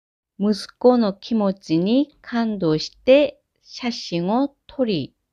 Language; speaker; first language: Japanese; non-native, fluent; Korean